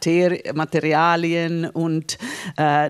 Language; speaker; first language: German; non-native, fluent; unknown